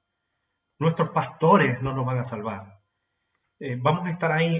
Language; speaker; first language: Spanish; native; Spanish